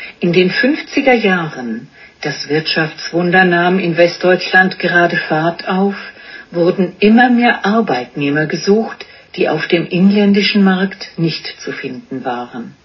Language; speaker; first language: German; native; German